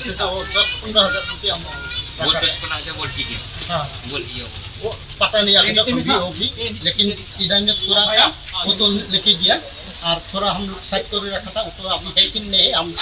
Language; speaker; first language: Hindi; non-native, local second language; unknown